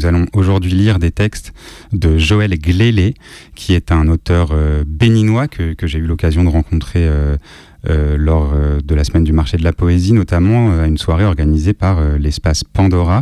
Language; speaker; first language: French; native; French